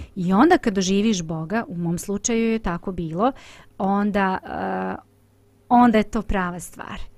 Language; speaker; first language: Bosnian; native; Bosnian